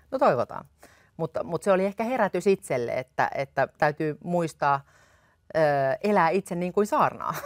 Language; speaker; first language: Finnish; native; Finnish